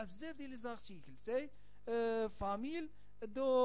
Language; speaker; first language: French; non-native, local second language; Arabic